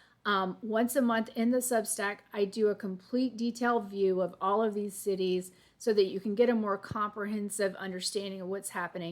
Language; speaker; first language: English; native; English